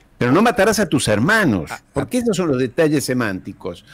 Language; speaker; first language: Spanish; early bilingual, heritage; Spanish